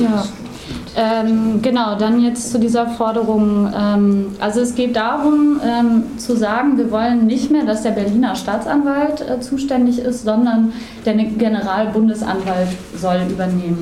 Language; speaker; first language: German; native; German